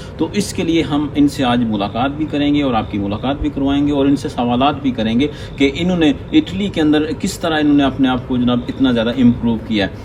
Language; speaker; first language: Urdu; native; Urdu